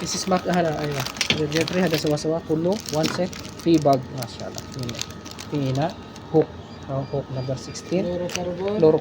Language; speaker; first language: Arabic; non-native, learner; Bangla